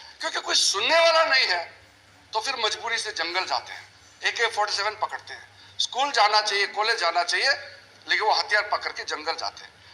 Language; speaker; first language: Hindi; non-native, local second language; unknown